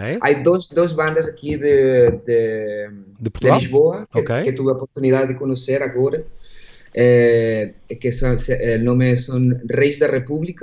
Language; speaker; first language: Portuguese; non-native, learner; Spanish